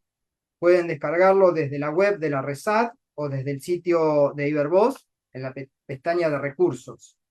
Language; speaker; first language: Spanish; native; Spanish